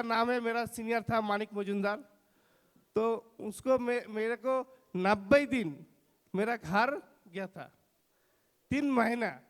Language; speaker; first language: Hindi; non-native, local second language; Bangla